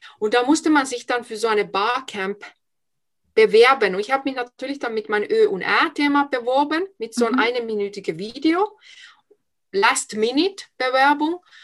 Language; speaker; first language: German; non-native, fluent; Finnish